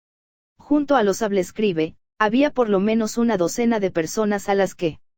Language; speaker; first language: Spanish; native; Spanish